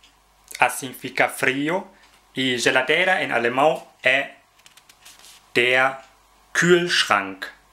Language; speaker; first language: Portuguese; non-native, fluent; German